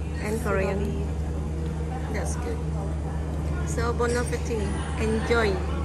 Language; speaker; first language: English; non-native, fluent; Indonesian